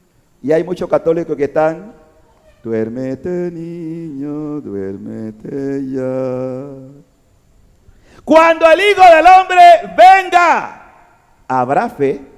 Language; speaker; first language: Spanish; native; Spanish